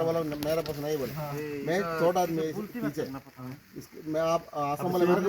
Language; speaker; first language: Hindi; non-native, local second language; Malayalam